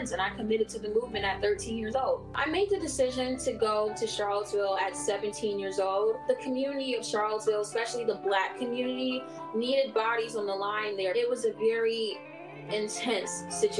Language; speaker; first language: English; native; English